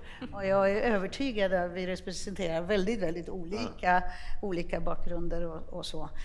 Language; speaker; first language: Swedish; non-native, fluent; Polish